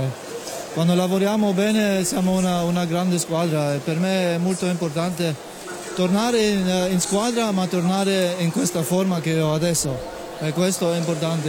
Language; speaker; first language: Italian; non-native, fluent; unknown